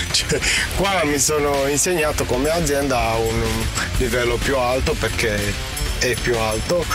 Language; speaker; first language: Italian; non-native, fluent; Romanian